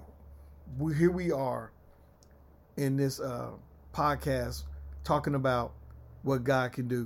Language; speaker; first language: English; native; English